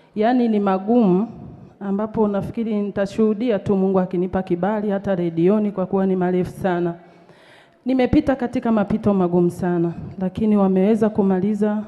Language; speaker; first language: Swahili; native; Swahili